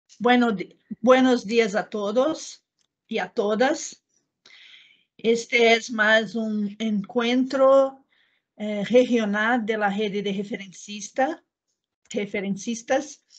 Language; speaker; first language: Spanish; non-native, learner; Portuguese